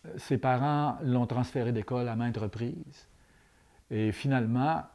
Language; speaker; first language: French; native; French